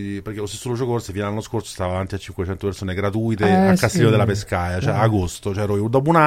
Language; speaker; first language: Italian; native; Italian